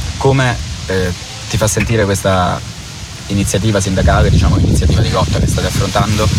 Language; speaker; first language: Italian; native; Italian